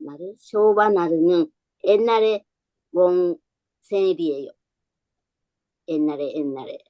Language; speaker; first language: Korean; non-native, learner; Japanese